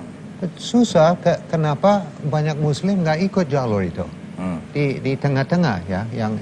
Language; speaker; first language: Indonesian; non-native, learner; English